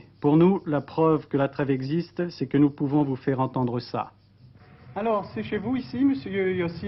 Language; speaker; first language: French; native; French